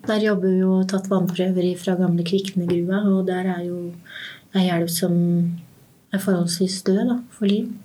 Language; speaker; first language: Norwegian; native; Norwegian